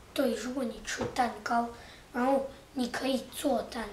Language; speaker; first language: Chinese; early bilingual, heritage; Chinese